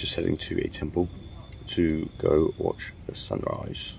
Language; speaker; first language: English; native; English